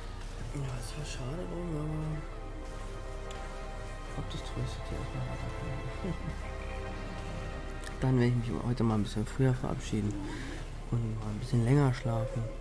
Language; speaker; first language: German; native; German